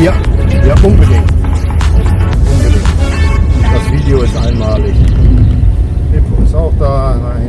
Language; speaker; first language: German; native; German